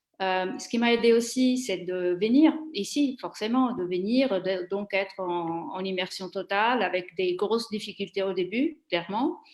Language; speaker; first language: French; non-native, fluent; Italian